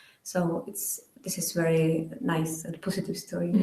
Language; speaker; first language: English; non-native, fluent; Czech